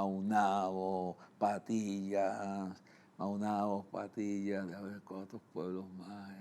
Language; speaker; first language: Spanish; native; Spanish